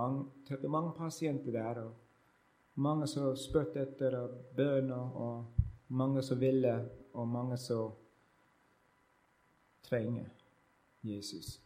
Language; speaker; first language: Norwegian; non-native, learner; English